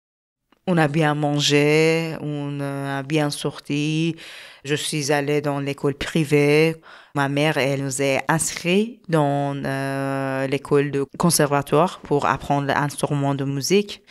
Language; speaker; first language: French; non-native, learner; Persian